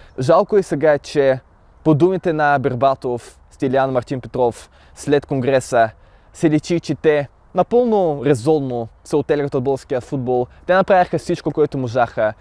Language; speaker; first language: Bulgarian; early bilingual, other home language; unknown